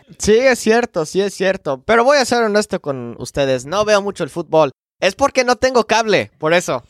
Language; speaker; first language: Spanish; non-native, fluent; English